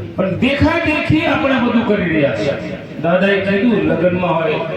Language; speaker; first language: Gujarati; non-native, local second language; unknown